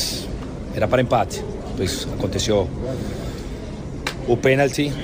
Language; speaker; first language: Portuguese; non-native, fluent; Spanish